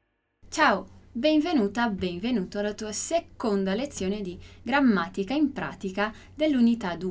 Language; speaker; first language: Italian; non-native, fluent; Portuguese